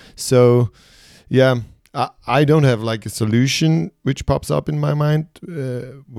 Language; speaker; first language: English; non-native, fluent; Swiss German